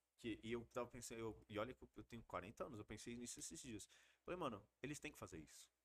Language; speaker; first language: Portuguese; early bilingual, heritage; Portuguese